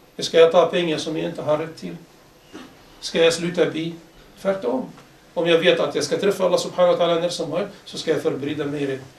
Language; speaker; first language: Swedish; non-native, fluent; Arabic